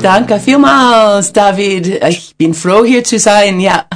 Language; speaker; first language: German; non-native, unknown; English